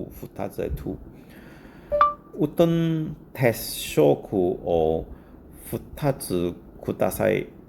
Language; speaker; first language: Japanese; non-native, learner; Cantonese